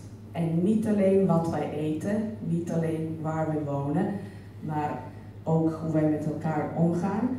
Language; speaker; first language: Dutch; non-native, fluent; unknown